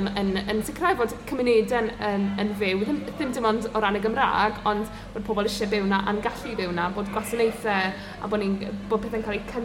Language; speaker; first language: Welsh; native; Welsh